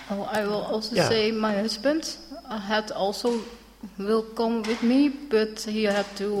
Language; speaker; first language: English; non-native, learner; Dutch